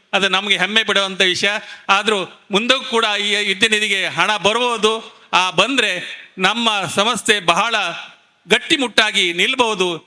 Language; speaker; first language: Kannada; native; Kannada